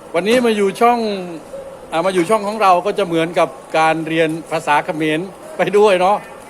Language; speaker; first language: Thai; non-native, local second language; Northern Khmer